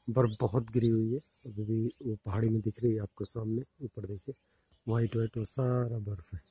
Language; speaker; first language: Hindi; native; Hindi